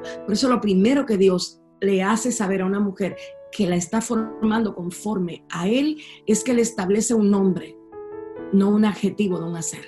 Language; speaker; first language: Spanish; native; Spanish